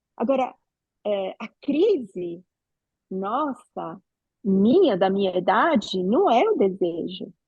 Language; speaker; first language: Portuguese; non-native, fluent; Italian